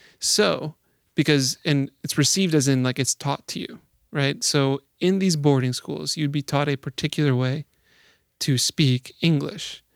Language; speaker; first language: English; native; English